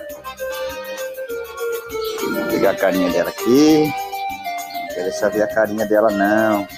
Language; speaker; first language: Portuguese; native; Portuguese